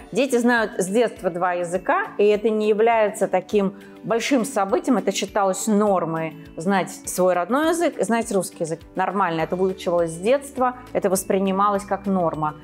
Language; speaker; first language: Russian; native; Russian